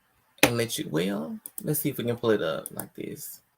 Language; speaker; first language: English; native; English